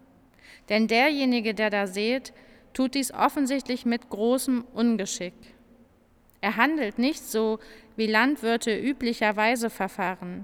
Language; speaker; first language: German; native; German